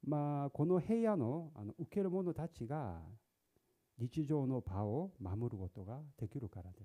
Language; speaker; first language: Japanese; non-native, learner; Korean